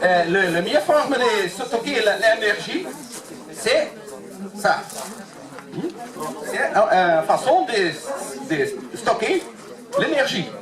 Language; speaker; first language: French; non-native, learner; Portuguese